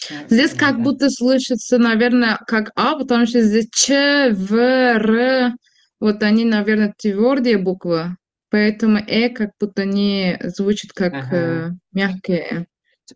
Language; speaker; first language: Russian; non-native, fluent; Turkish